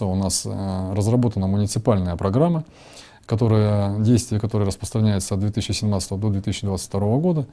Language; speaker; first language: Russian; native; Russian